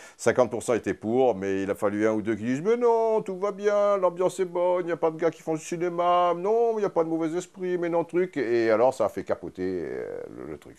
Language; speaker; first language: French; native; French